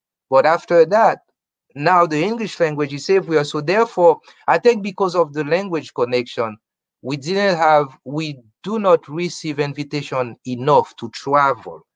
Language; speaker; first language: English; non-native, fluent; Haitian Creole